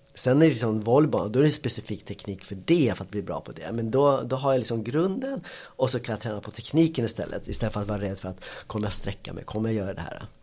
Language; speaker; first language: Swedish; early bilingual, other home language; Spanish